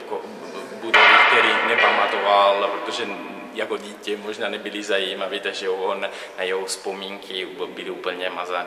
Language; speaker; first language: Czech; non-native, learner; Italian